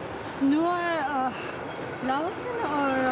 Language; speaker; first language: German; non-native, learner; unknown